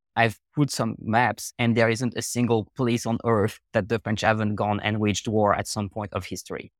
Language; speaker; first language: English; non-native, fluent; French